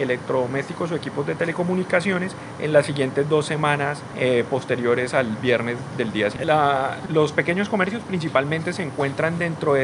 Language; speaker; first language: Spanish; native; Spanish